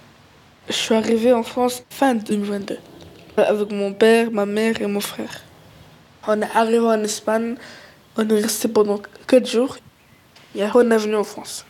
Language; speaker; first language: French; early bilingual, other home language; Arabic